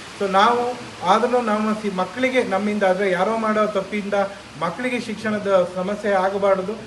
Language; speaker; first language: Kannada; native; Kannada